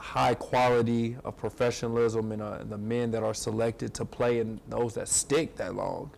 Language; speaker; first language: English; native; English